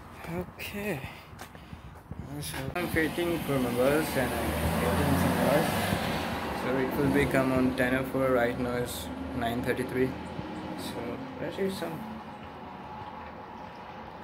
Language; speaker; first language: English; non-native, learner; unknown